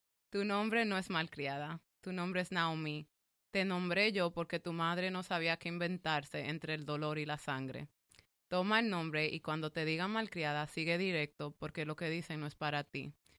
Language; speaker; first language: Spanish; early bilingual, heritage; Spanish